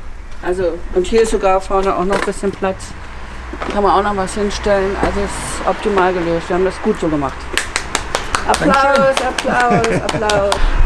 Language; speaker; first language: German; native; German